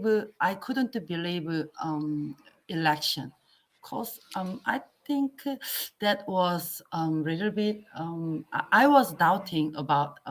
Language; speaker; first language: English; non-native, learner; Korean